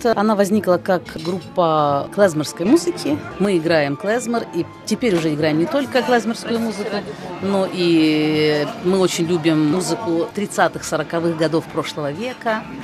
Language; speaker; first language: Russian; native; Russian